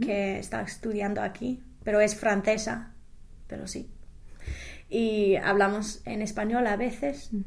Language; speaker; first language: Spanish; non-native, fluent; English